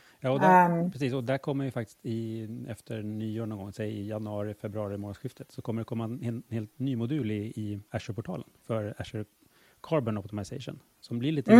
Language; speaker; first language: Swedish; native; Swedish